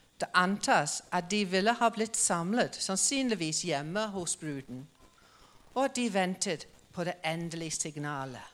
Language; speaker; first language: Norwegian; non-native, fluent; English